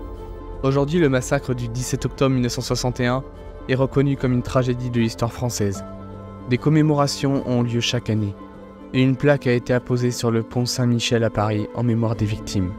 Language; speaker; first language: French; native; French